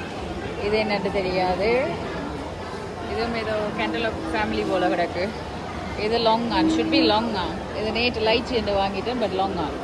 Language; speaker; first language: Tamil; native; Tamil